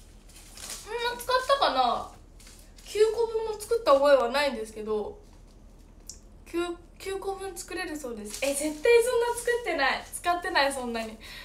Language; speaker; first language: Japanese; native; Japanese